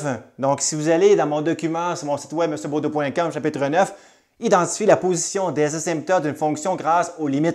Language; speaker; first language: French; native; French